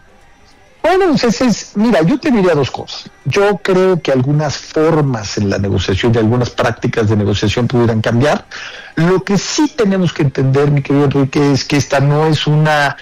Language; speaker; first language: Spanish; native; Spanish